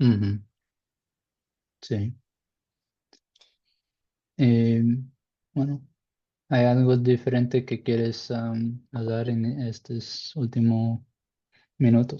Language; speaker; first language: Spanish; non-native, learner; English